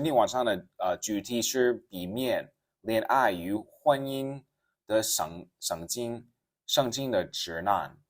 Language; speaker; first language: Chinese; non-native, fluent; English